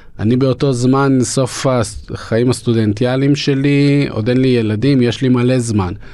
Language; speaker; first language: Hebrew; early bilingual, other home language; Russian